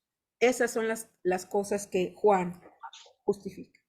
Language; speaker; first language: Spanish; native; Spanish